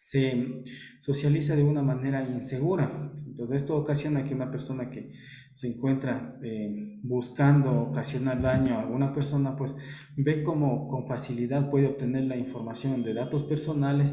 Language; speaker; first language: Spanish; native; Spanish